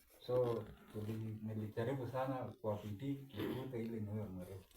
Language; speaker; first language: Swahili; non-native, local second language; Kalenjin